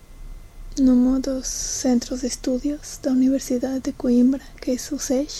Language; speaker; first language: Portuguese; non-native, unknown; Spanish